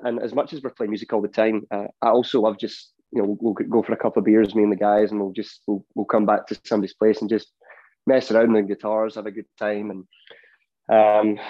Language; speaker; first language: English; native; English